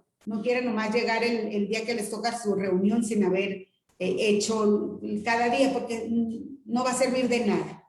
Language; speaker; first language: Spanish; native; Spanish